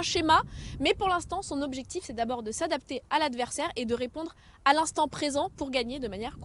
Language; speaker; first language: French; native; French